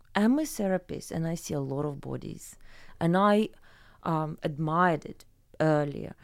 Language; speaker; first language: English; non-native, fluent; Ukrainian